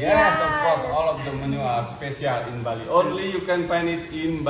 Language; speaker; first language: English; non-native, learner; Indonesian